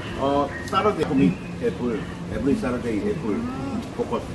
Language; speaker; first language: English; non-native, learner; Korean